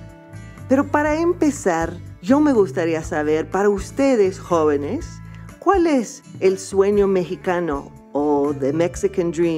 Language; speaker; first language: Spanish; non-native, fluent; English